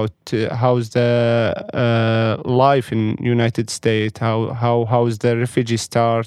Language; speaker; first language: English; non-native, learner; Arabic